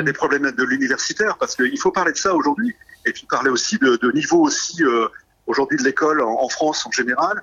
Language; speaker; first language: French; native; French